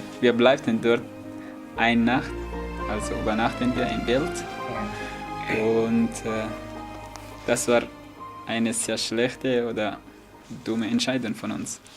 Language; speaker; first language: German; non-native, fluent; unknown